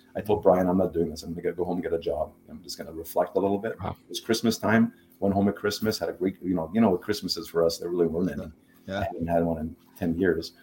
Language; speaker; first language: English; non-native, fluent; German